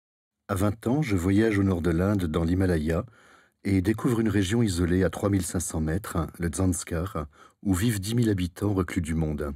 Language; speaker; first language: French; native; French